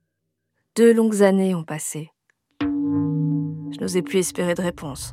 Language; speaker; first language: French; native; French